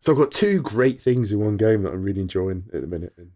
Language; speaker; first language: English; native; English